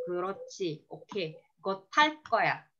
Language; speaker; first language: Korean; non-native, fluent; Indonesian